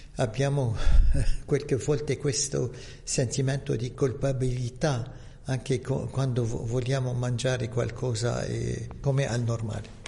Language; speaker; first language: Italian; non-native, fluent; Arabic